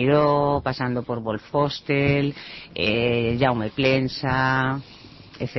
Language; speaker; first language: Spanish; early bilingual, heritage; Spanish